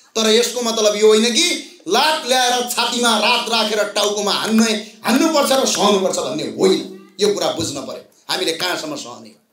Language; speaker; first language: Nepali; native; Nepali